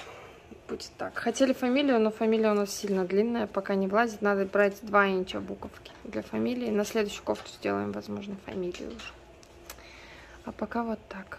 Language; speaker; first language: Russian; native; Russian